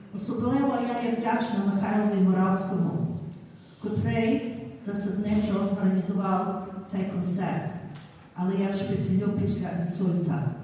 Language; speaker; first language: Ukrainian; early bilingual, heritage; Ukrainian